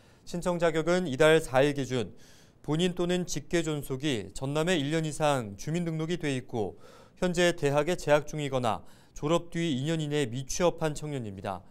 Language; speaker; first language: Korean; native; Korean